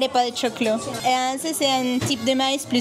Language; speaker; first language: French; non-native, learner; Spanish